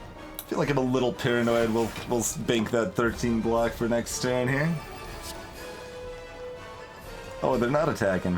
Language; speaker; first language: English; native; English